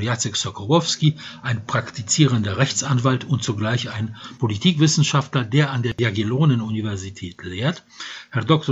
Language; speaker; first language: German; non-native, fluent; Polish